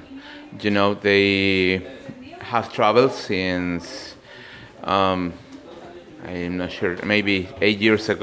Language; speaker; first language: English; non-native, learner; Spanish